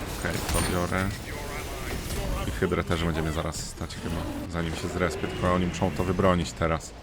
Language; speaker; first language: Polish; native; Polish